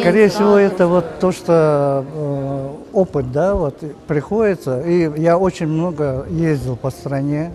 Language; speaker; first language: Russian; native; Russian